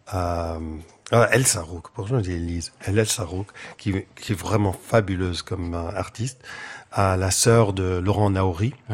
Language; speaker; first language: French; non-native, fluent; English